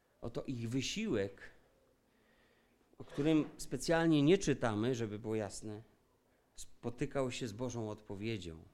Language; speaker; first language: Polish; native; Polish